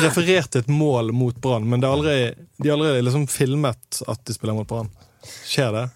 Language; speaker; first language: Norwegian; native; Norwegian